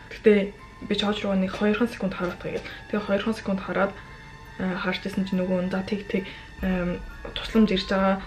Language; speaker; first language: Mongolian; early bilingual, heritage; Mongolian